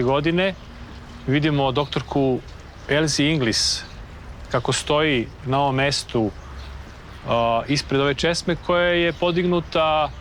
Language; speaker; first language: Bosnian; native; Bosnian